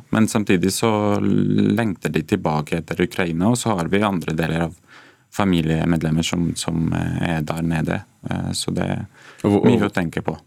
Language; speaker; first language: Norwegian; non-native, fluent; Ukrainian